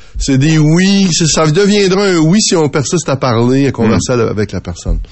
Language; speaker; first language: French; native; French